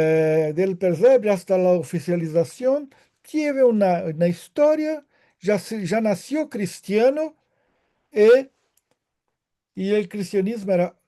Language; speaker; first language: Spanish; non-native, fluent; Portuguese